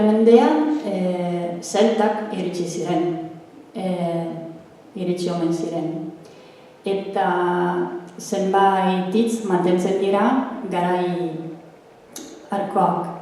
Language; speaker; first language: Basque; non-native, fluent; Italian